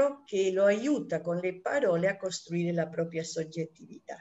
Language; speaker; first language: Italian; non-native, fluent; Spanish